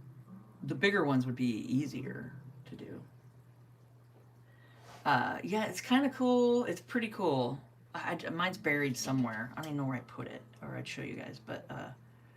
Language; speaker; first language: English; native; English